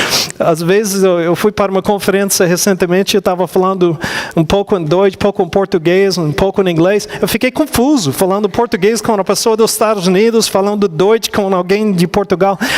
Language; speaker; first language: Portuguese; non-native, fluent; English